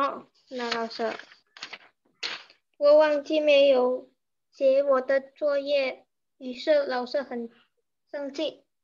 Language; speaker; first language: Chinese; non-native, learner; Indonesian